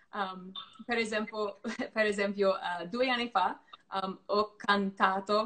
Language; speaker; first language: Italian; non-native, learner; English